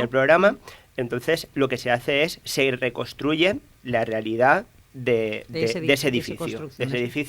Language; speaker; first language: Spanish; native; Spanish